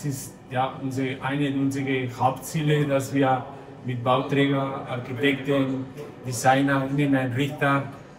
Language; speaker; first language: German; non-native, learner; Spanish